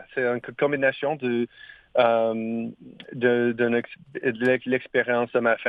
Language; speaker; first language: French; non-native, learner; English